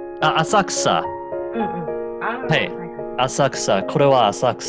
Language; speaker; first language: Japanese; non-native, learner; English